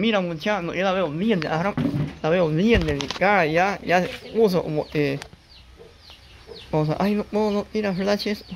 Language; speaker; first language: Spanish; native; Spanish